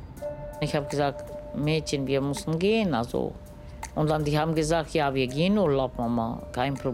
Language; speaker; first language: German; non-native, learner; Romany